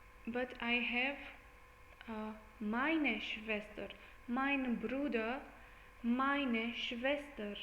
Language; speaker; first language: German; non-native, learner; English